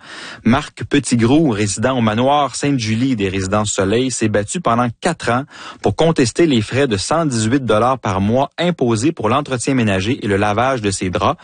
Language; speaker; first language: French; native; French